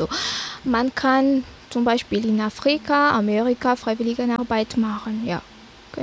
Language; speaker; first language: German; non-native, fluent; Malagasy